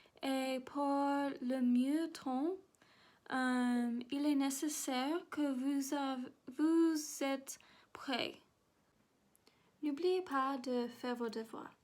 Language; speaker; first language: French; non-native, learner; English